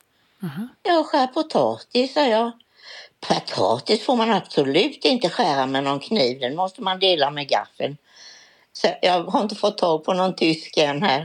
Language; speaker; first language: Swedish; native; Swedish